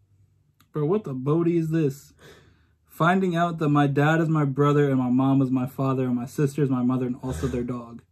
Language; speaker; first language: English; native; English